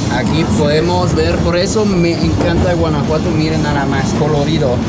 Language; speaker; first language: Spanish; non-native, fluent; German